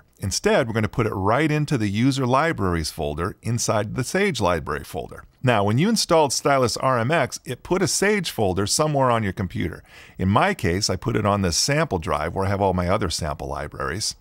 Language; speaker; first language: English; native; English